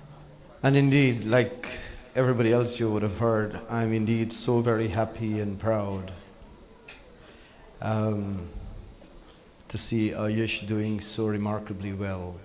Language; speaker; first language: English; native; English